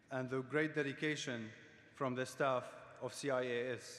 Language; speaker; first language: English; non-native, fluent; Arabic